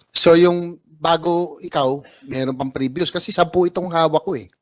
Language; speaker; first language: Filipino; native; Filipino